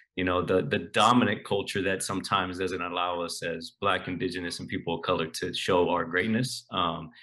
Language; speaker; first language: English; native; English